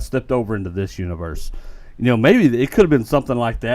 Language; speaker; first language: English; native; English